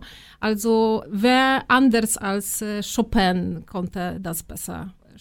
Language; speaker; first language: German; non-native, fluent; Polish